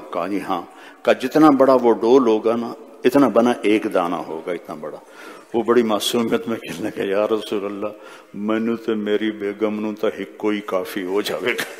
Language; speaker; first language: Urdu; non-native, local second language; Punjabi